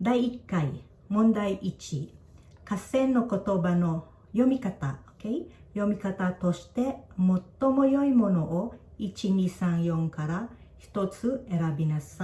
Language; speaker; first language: Japanese; non-native, fluent; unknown